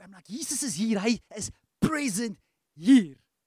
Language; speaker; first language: English; non-native, local second language; Afrikaans